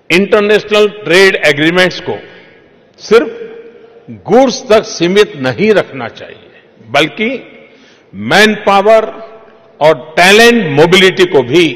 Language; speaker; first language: Hindi; non-native, local second language; Gujarati